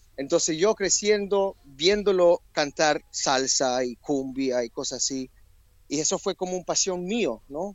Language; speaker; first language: Spanish; early bilingual, heritage; English